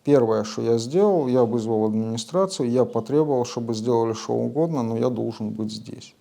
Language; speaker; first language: Russian; native; Russian